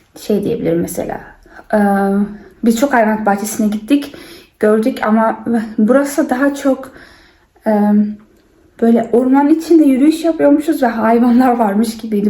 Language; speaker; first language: Turkish; early bilingual, heritage; Turkish